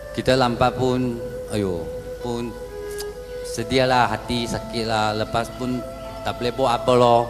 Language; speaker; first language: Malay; non-native, local second language; Chinese